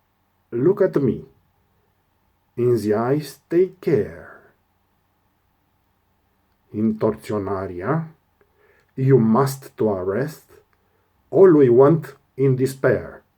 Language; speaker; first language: English; non-native, learner; Romanian